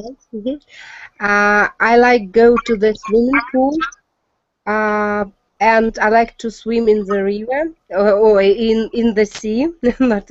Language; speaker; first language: English; non-native, learner; Russian